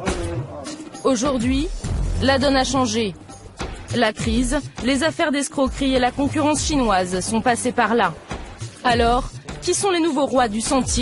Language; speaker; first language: French; native; French